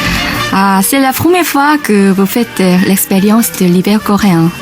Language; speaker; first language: French; non-native, fluent; Korean